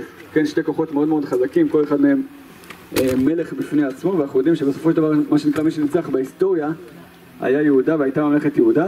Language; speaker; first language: Hebrew; native; Hebrew